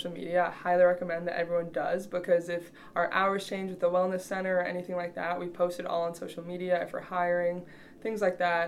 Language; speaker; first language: English; native; English